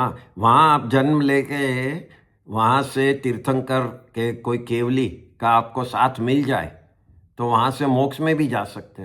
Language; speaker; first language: Hindi; non-native, local second language; Gujarati